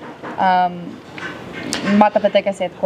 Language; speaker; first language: Hindi; non-native, learner; English